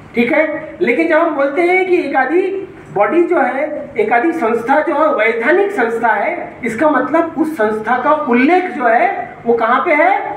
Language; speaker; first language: Hindi; non-native, local second language; Marathi